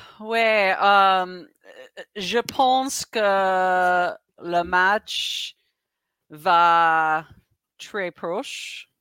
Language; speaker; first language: French; non-native, learner; English